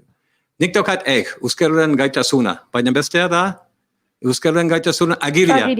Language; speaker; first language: Basque; non-native, learner; English